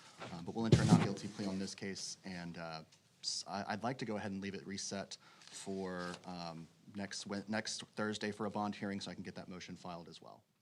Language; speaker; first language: English; native; English